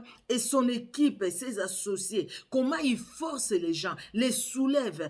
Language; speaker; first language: French; non-native, local second language; Lingala